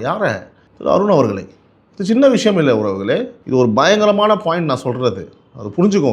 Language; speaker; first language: Tamil; native; Tamil